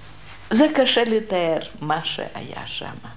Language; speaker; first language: Hebrew; non-native, fluent; Russian